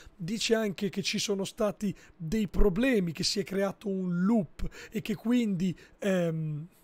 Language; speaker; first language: Italian; native; Italian